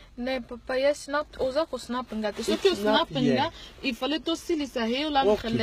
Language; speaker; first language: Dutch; early bilingual, other home language; Lingala